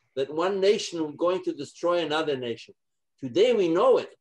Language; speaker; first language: English; non-native, fluent; Polish